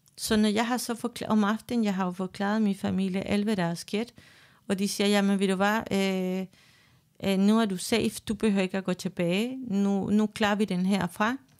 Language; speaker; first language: Danish; non-native, fluent; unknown